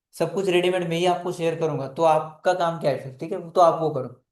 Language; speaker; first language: Hindi; non-native, local second language; Marathi